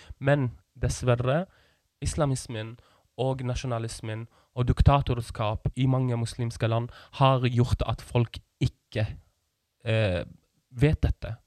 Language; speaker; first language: Norwegian; non-native, fluent; Kurdish